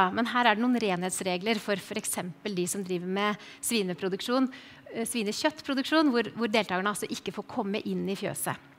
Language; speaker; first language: Norwegian; native; Norwegian